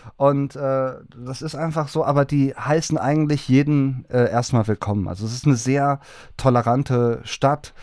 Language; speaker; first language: German; non-native, fluent; Spanish